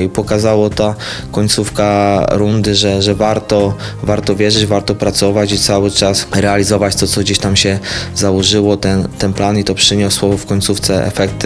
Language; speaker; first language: Polish; native; Polish